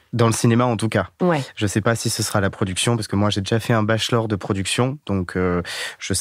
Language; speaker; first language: French; native; French